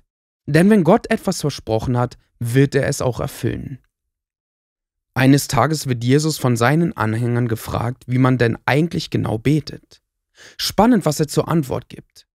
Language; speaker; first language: German; native; German